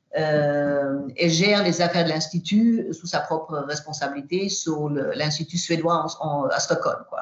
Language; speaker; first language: French; non-native, fluent; Swedish